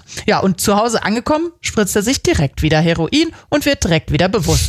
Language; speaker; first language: German; native; German